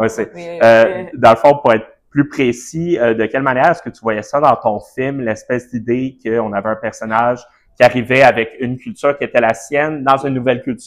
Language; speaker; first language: French; native; French